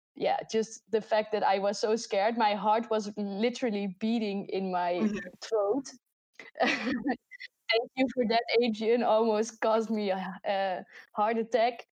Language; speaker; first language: English; non-native, fluent; Dutch